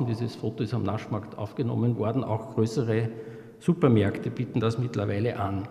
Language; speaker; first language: German; native; German